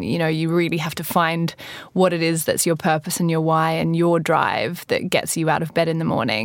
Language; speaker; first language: English; native; English